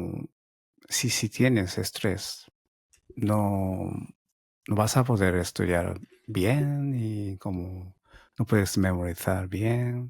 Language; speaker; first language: Spanish; non-native, fluent; Japanese